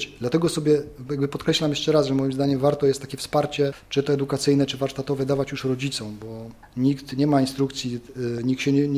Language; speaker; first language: Polish; native; Polish